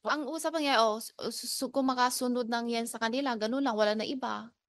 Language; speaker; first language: Filipino; non-native, learner; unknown